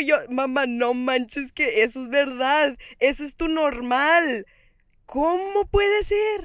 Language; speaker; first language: Spanish; early bilingual, heritage; Spanish